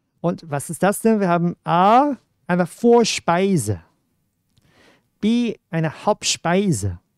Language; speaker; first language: German; non-native, fluent; Cantonese